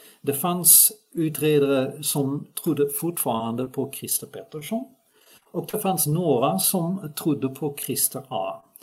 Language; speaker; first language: Swedish; non-native, fluent; Dutch